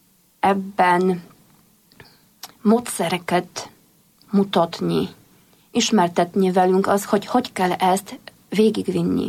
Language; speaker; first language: Hungarian; non-native, fluent; Polish